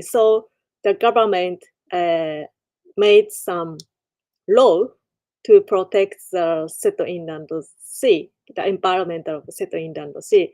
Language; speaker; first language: English; non-native, learner; Japanese